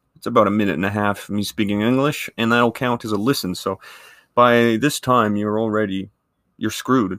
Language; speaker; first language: English; native; English